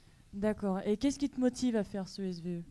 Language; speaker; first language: French; native; French